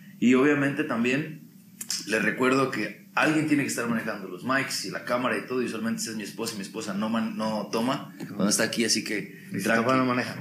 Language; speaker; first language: Spanish; early bilingual, heritage; Spanish